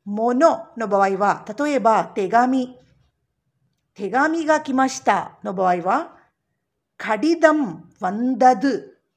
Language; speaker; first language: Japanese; non-native, fluent; Tamil